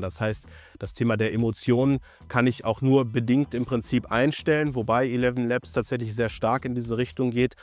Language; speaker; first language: German; native; German